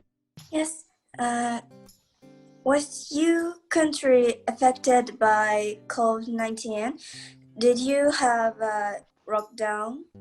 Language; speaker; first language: English; non-native, learner; Japanese